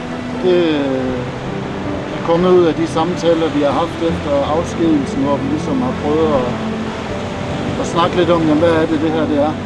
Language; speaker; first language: Danish; native; Danish